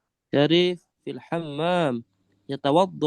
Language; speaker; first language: Arabic; non-native, learner; Indonesian